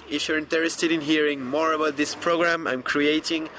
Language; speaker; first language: English; non-native, fluent; French